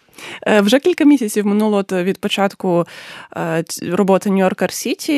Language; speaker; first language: Ukrainian; native; Ukrainian